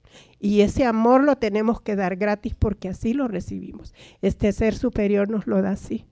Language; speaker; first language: Spanish; native; Spanish